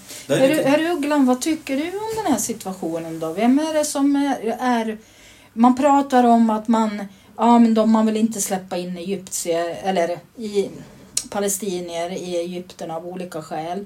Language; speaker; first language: Swedish; native; Swedish